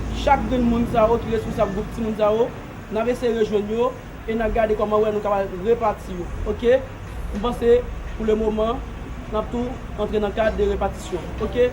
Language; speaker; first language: French; non-native, local second language; Haitian Creole